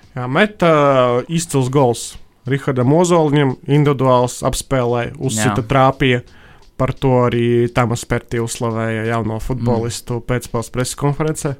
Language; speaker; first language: Latvian; non-native, local second language; Russian